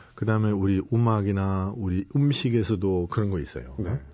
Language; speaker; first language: Korean; non-native, fluent; German